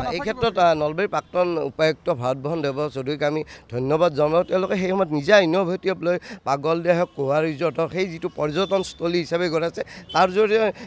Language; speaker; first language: Assamese; native; Assamese